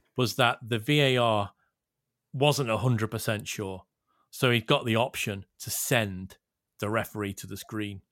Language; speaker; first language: English; native; English